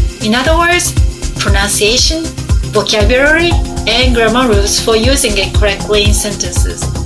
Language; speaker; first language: English; non-native, fluent; Japanese